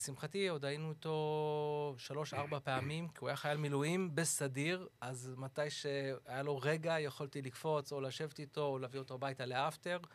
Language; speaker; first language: Hebrew; early bilingual, other home language; English